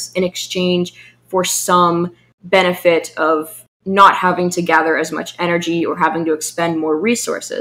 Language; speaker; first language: English; native; English